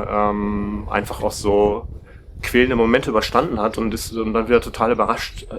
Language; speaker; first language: German; native; German